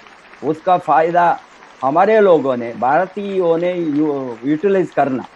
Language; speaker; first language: Hindi; non-native, local second language; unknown